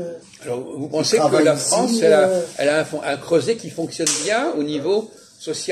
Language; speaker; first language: French; native; French